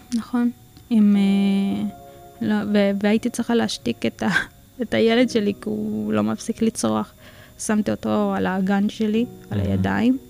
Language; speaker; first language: Hebrew; non-native, fluent; Filipino